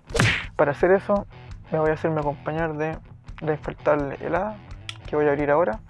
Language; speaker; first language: Spanish; native; Spanish